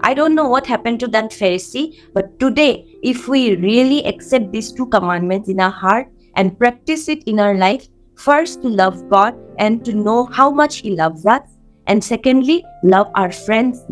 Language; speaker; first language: English; non-native, local second language; Assamese